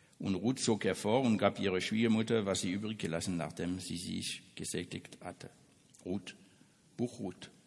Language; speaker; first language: German; non-native, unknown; French